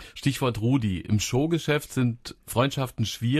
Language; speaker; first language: German; native; German